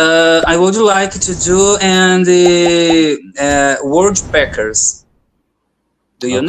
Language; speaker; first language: English; non-native, learner; Portuguese